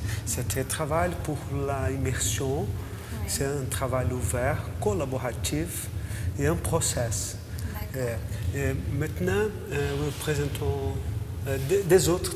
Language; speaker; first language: French; non-native, learner; Portuguese